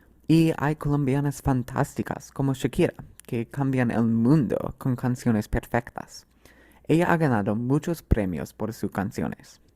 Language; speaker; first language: Spanish; non-native, learner; English